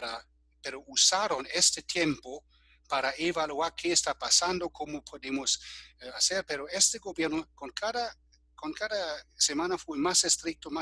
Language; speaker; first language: Spanish; non-native, fluent; German